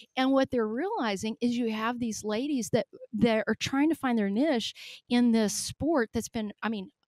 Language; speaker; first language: English; native; English